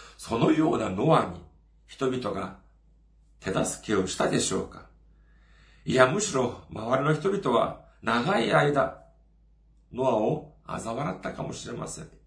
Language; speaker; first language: Japanese; non-native, fluent; Korean